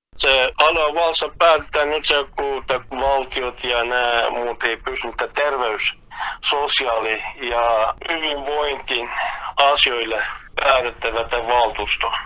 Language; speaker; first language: Finnish; non-native, fluent; Kurdish